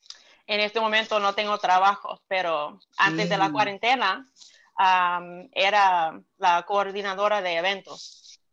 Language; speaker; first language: Spanish; non-native, fluent; English